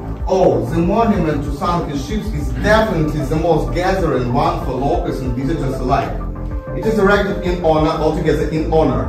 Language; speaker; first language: English; non-native, fluent; Russian